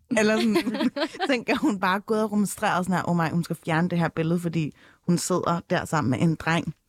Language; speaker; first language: Danish; native; Danish